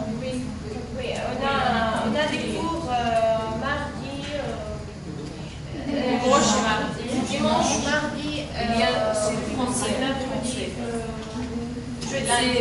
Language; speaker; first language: French; non-native, learner; Arabic